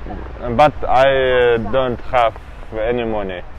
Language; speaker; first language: English; non-native, learner; Kazakh